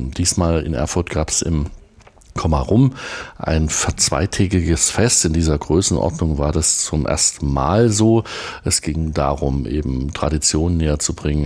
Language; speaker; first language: German; native; German